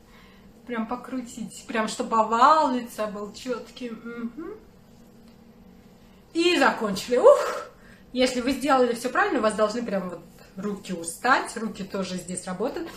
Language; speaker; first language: Russian; native; Russian